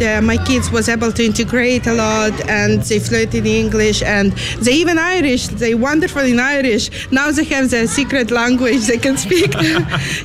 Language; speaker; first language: English; non-native, learner; Ukrainian